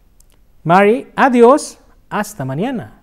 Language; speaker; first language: Spanish; non-native, fluent; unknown